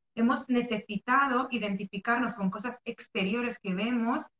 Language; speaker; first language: Spanish; early bilingual, other home language; Arabic